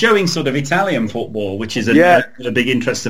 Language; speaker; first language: English; native; English